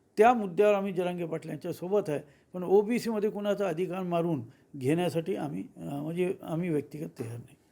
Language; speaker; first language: Marathi; native; Marathi